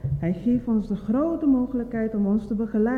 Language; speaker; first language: Dutch; non-native, local second language; Papiamento